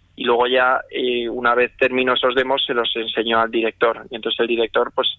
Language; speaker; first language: Spanish; native; Spanish